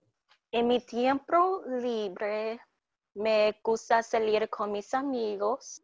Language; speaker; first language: Spanish; non-native, learner; English